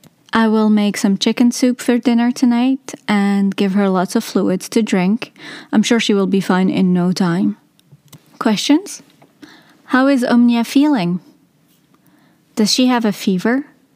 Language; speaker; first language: English; non-native, fluent; Arabic